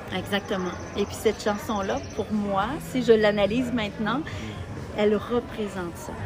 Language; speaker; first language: French; native; French